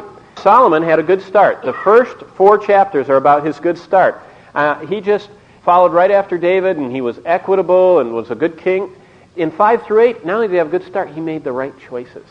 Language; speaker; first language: English; native; English